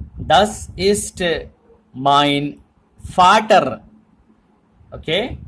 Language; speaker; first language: German; non-native, learner; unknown